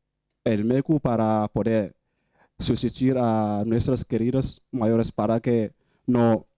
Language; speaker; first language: Spanish; non-native, fluent; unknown